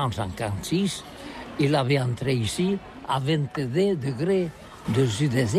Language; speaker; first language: French; non-native, learner; Catalan